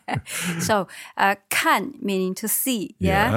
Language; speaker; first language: English; non-native, fluent; Chinese